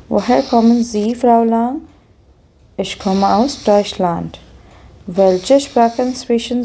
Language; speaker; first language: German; non-native, fluent; Hindi